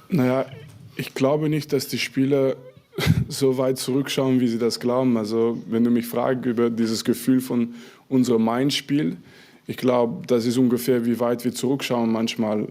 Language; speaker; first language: German; non-native, fluent; French